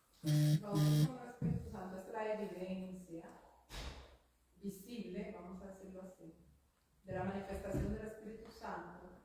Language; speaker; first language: Spanish; native; Spanish